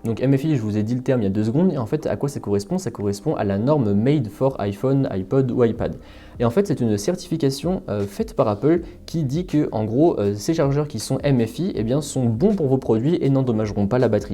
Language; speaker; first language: French; native; French